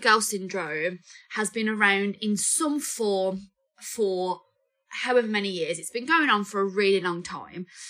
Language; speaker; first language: English; native; English